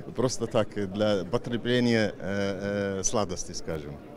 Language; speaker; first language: Russian; non-native, fluent; Arabic